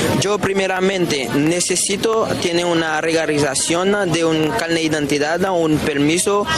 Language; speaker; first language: Spanish; non-native, learner; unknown